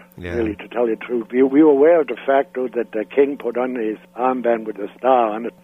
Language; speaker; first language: English; non-native, fluent; Danish